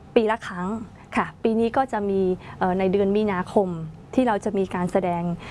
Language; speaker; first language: Thai; non-native, fluent; Khmer